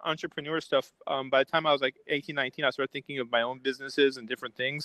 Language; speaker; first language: English; early bilingual, other home language; Persian